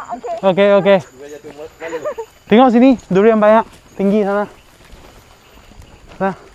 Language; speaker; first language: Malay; non-native, local second language; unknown